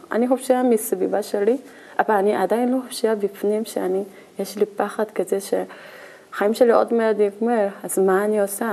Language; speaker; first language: Hebrew; non-native, learner; Korean